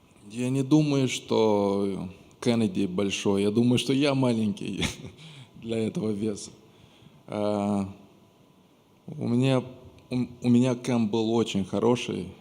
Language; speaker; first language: Russian; non-native, local second language; Romanian